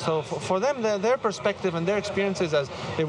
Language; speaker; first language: English; non-native, fluent; Arabic